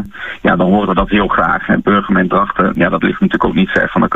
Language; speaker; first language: Dutch; native; Dutch